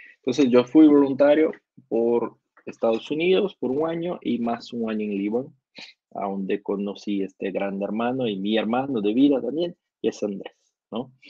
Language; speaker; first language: Spanish; non-native, learner; Portuguese